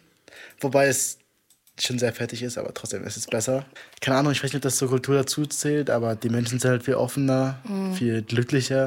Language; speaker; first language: German; native; German